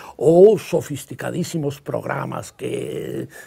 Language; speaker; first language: Spanish; non-native, local second language; Catalan